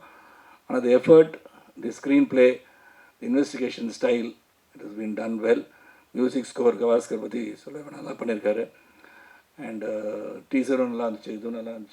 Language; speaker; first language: Tamil; native; Tamil